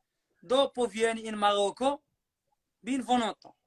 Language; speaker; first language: Italian; non-native, learner; Arabic